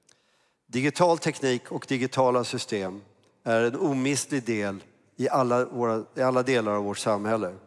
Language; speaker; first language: Swedish; native; Swedish